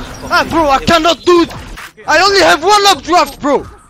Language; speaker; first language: English; non-native, fluent; French